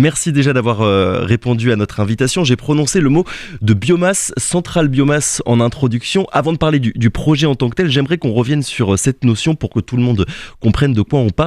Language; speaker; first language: French; native; French